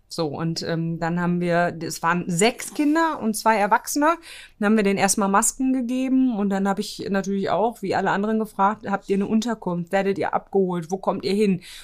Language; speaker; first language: German; early bilingual, other home language; Polish